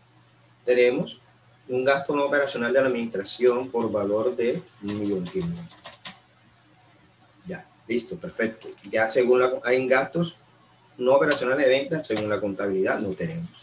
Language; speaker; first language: Spanish; native; Spanish